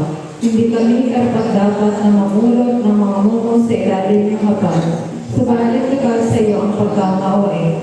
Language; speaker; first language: Filipino; native; Filipino